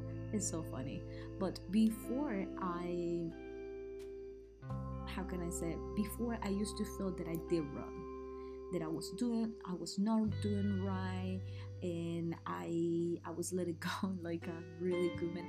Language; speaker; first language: English; non-native, learner; Spanish